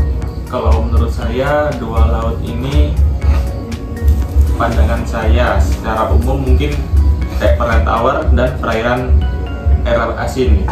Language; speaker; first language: Indonesian; native; Indonesian